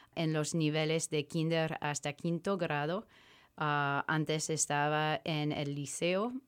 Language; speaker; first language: Spanish; non-native, fluent; French